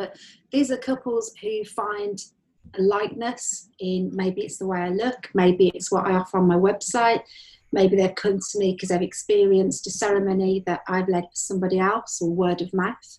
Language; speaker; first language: English; native; English